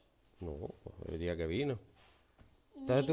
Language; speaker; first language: Spanish; native; Spanish